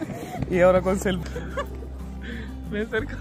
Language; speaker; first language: Spanish; non-native, learner; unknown